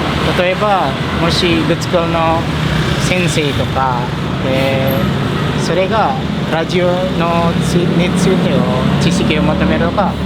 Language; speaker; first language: Japanese; non-native, fluent; Indonesian